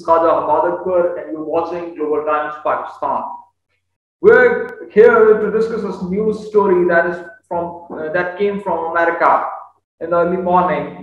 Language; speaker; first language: English; non-native, local second language; Urdu